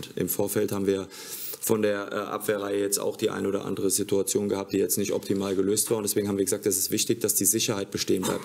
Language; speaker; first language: German; native; German